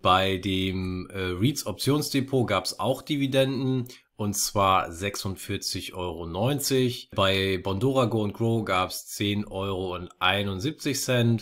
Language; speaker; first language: German; native; German